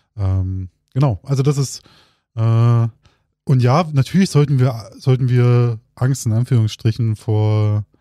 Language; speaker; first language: German; native; German